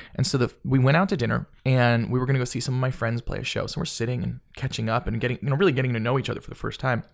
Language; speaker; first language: English; native; English